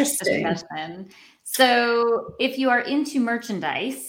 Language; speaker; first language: English; native; English